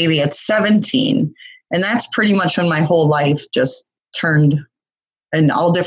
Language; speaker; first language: English; native; English